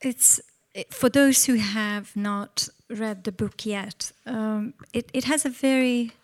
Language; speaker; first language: English; non-native, fluent; Hungarian